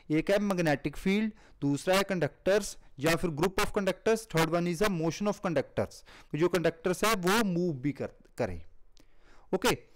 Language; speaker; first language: Hindi; non-native, local second language; Punjabi